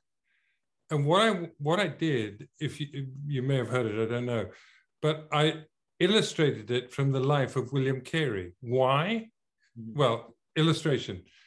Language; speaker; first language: English; native; English